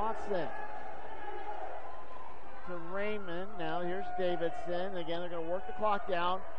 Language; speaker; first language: English; native; English